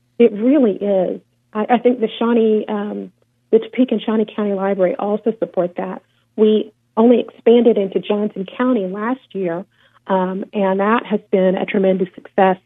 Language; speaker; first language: English; native; English